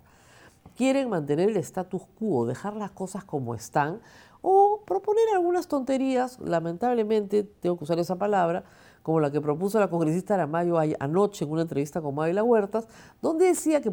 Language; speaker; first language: Spanish; native; Spanish